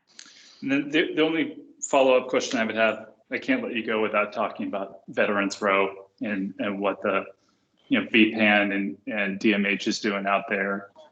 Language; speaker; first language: English; native; English